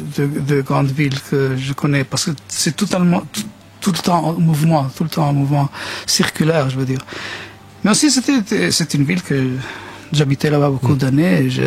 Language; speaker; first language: French; non-native, fluent; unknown